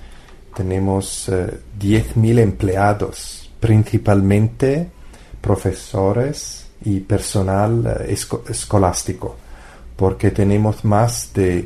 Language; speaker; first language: Spanish; non-native, fluent; Italian